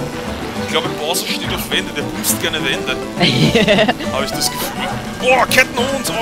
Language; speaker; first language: German; native; German